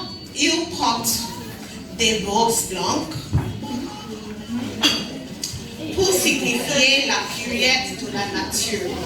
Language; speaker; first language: French; non-native, learner; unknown